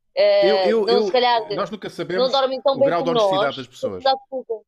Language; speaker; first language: Portuguese; native; Portuguese